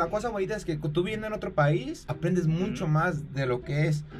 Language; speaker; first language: Spanish; early bilingual, heritage; Spanish